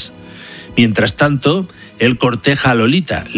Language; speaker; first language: Spanish; native; Spanish